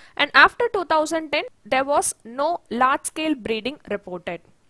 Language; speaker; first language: English; non-native, local second language; Tamil